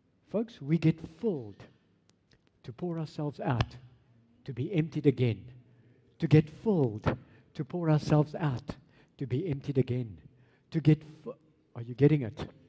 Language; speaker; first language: English; non-native, local second language; Afrikaans